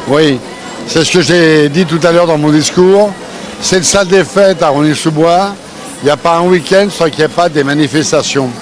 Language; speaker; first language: French; native; French